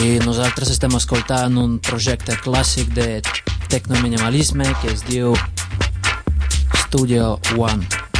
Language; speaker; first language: Catalan; non-native, fluent; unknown